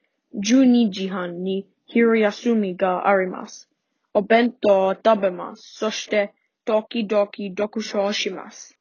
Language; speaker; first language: Japanese; non-native, learner; English